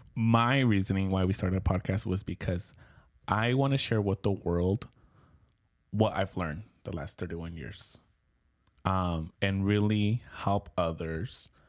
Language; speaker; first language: English; early bilingual, other home language; Spanish